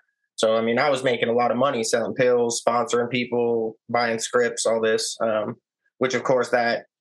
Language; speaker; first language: English; native; English